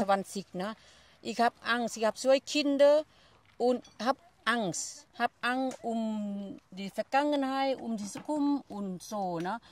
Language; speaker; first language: German; non-native, fluent; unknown